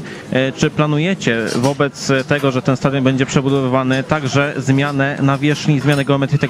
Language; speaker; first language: Polish; native; Polish